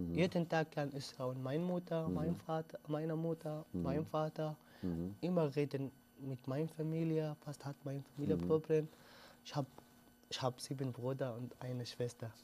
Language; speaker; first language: German; non-native, learner; Arabic